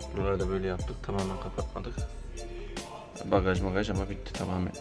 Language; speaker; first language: Turkish; native; Turkish